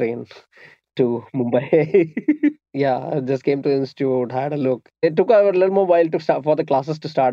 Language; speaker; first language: English; non-native, local second language; Malayalam